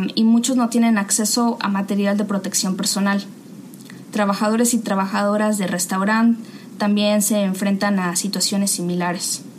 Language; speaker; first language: Spanish; native; Spanish